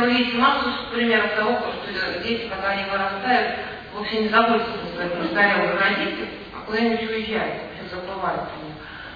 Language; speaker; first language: Russian; native; Russian